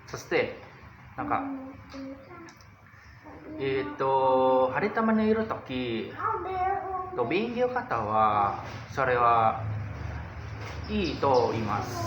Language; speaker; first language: Japanese; non-native, learner; Indonesian